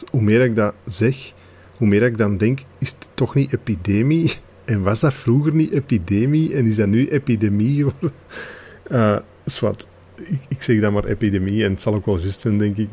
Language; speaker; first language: Dutch; native; Dutch